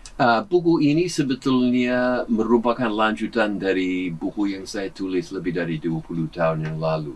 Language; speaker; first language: Indonesian; non-native, fluent; English